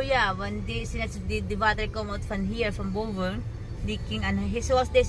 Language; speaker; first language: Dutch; non-native, learner; Filipino